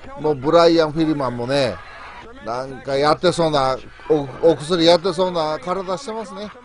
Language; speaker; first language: Japanese; native; Japanese